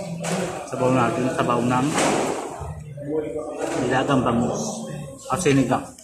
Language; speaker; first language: Filipino; native; Filipino